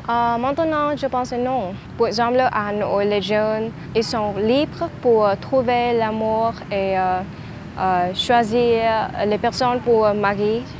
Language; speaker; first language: French; non-native, learner; Vietnamese